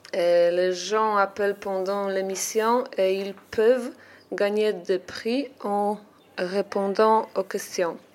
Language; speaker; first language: French; non-native, learner; Polish